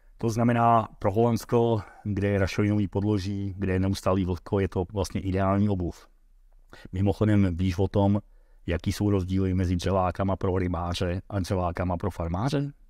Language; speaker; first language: Czech; early bilingual, heritage; Dutch